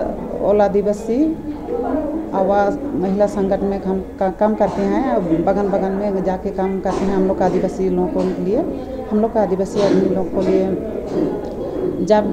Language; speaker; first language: Hindi; non-native, local second language; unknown